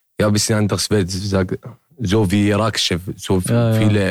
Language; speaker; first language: German; non-native, learner; Arabic